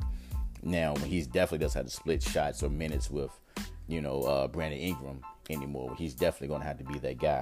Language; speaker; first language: English; native; English